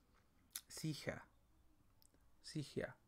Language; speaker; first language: German; non-native, learner; English